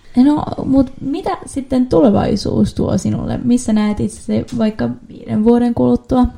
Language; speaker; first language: Finnish; native; Finnish